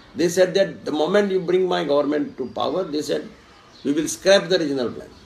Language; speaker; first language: English; non-native, local second language; Konkani